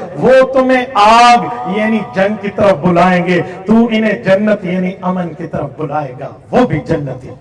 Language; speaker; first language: Urdu; non-native, local second language; Saraiki